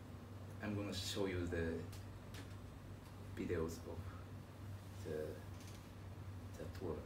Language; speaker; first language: English; non-native, learner; Japanese